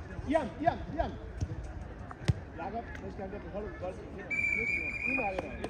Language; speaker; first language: Danish; native; Danish